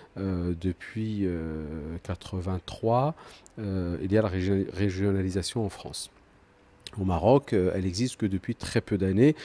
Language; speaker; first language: French; early bilingual, other home language; Arabic